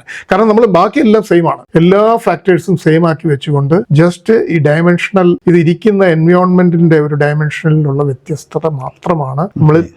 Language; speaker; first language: Malayalam; native; Malayalam